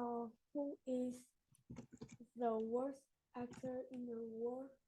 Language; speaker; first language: English; non-native, learner; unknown